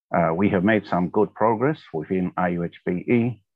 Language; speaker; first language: English; non-native, fluent; Tongan